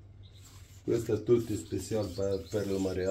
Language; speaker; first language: Italian; non-native, learner; Arabic